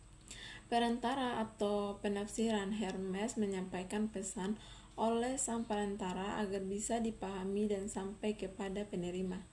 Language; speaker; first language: Indonesian; native; Indonesian